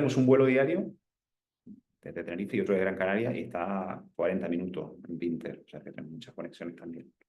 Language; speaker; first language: Spanish; native; Spanish